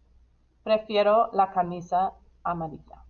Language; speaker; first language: Spanish; non-native, fluent; English